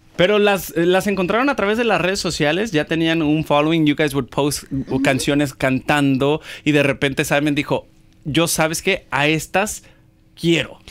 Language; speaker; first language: Spanish; early bilingual, heritage; Spanish